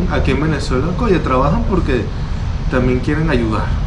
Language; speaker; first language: Spanish; native; Spanish